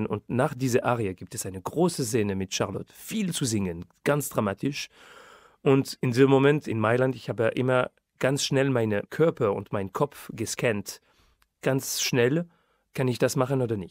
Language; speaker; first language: German; non-native, fluent; French